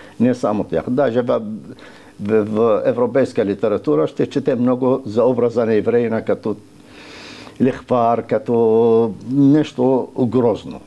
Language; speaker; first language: Bulgarian; non-native, fluent; Arabic